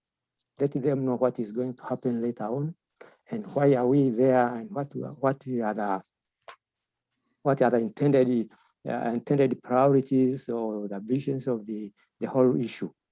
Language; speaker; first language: English; non-native, local second language; Swahili